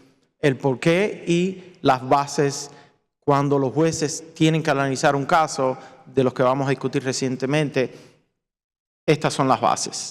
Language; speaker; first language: Spanish; native; Spanish